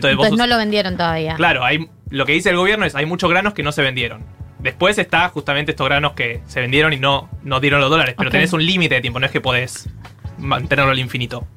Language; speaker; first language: Spanish; native; Spanish